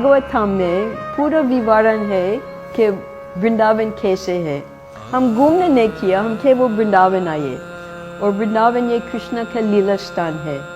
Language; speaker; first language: Hindi; non-native, fluent; English